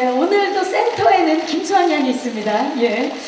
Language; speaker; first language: Korean; native; Korean